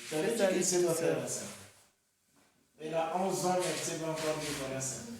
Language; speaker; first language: French; native; French